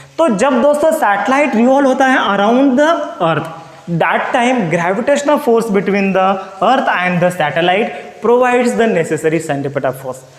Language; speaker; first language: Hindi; non-native, local second language; Marathi